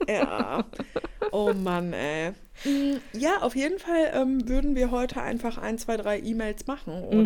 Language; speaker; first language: German; native; German